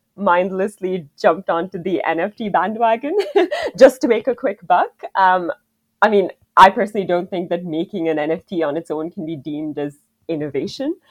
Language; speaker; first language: English; non-native, local second language; Hindi